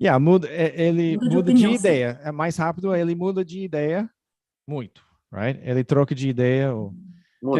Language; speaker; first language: Portuguese; non-native, fluent; English